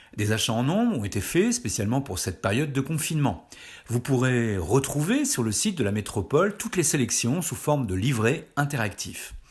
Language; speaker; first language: French; native; French